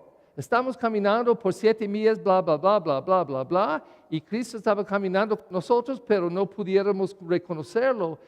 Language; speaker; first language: Spanish; non-native, learner; English